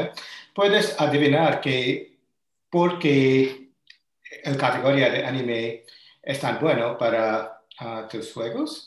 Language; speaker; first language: Spanish; non-native, learner; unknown